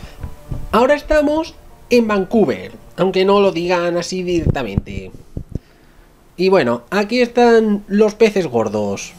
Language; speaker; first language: Spanish; native; Spanish